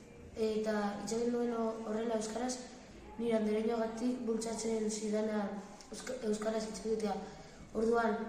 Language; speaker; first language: Basque; early bilingual, other home language; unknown